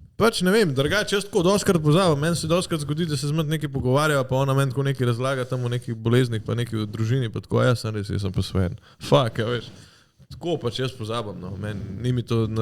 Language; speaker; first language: Slovenian; early bilingual, other home language; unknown